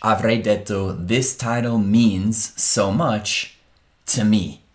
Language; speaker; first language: English; native; English